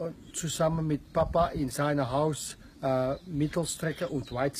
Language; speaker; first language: German; non-native, learner; Dutch